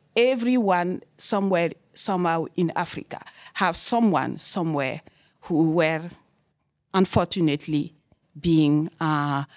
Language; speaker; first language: English; non-native, fluent; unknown